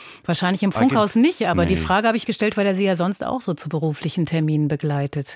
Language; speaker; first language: German; native; German